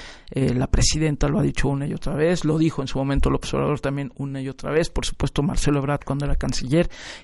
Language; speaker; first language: Spanish; native; Spanish